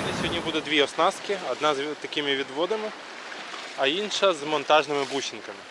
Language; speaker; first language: Ukrainian; native; Ukrainian